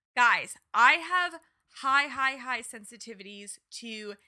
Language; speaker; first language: English; native; English